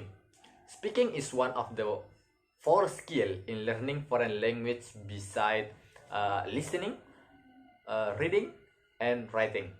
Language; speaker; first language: English; non-native, learner; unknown